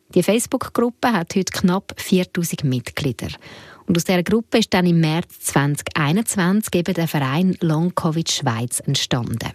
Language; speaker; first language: German; native; German